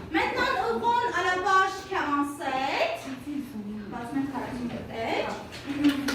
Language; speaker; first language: French; non-native, fluent; Armenian